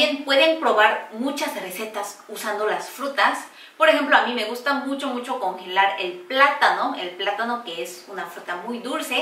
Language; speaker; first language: Spanish; non-native, fluent; Korean